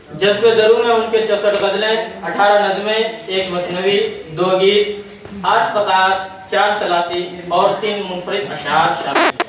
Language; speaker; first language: Urdu; native; Urdu